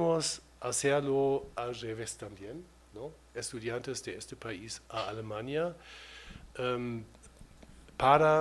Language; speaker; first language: Spanish; non-native, fluent; German